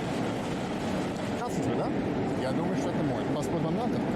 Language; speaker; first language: Russian; non-native, learner; English